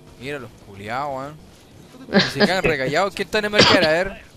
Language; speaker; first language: Spanish; native; Spanish